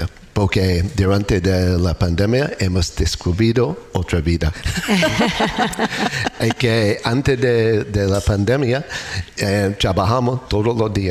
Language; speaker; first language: Spanish; non-native, learner; English